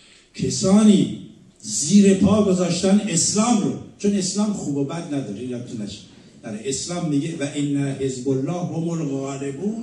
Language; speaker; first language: Persian; native; Persian